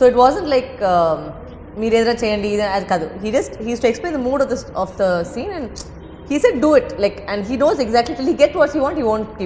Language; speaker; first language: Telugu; non-native, fluent; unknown